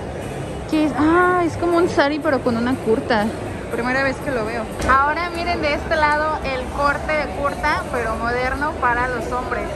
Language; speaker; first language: Spanish; native; Spanish